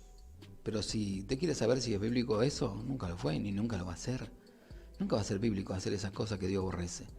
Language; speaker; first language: Spanish; native; Spanish